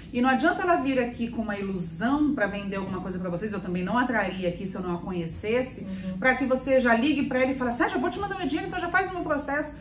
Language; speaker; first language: Portuguese; native; Portuguese